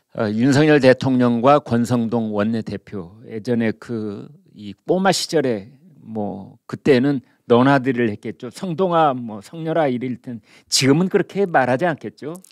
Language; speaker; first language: Korean; native; Korean